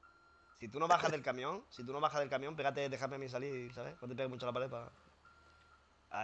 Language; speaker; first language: Spanish; native; Spanish